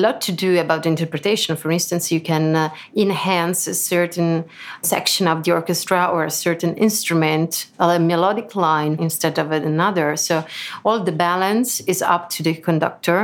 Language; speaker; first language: English; non-native, fluent; Italian